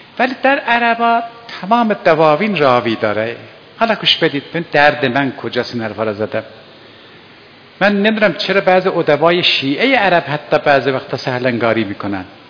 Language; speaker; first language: Persian; native; Persian